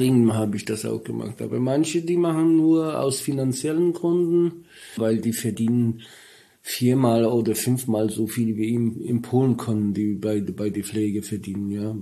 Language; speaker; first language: German; non-native, learner; Polish